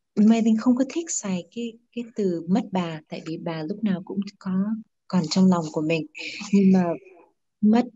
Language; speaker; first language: Vietnamese; early bilingual, heritage; Vietnamese